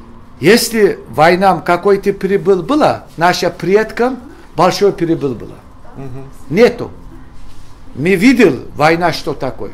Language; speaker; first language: Russian; non-native, learner; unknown